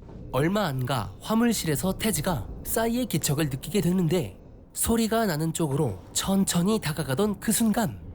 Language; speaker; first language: Korean; native; Korean